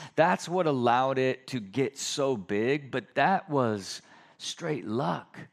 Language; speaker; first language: English; native; English